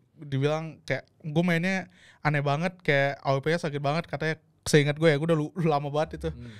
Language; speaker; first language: Indonesian; native; Indonesian